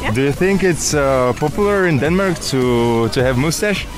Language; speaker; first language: English; non-native, learner; Russian